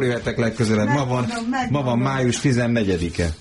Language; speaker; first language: Hungarian; native; Hungarian